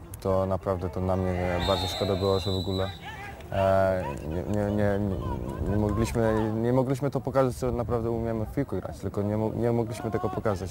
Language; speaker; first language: Polish; early bilingual, heritage; Polish